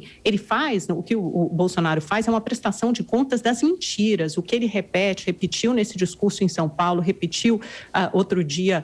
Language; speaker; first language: Portuguese; native; Portuguese